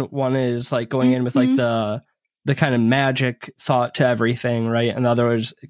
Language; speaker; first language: English; native; English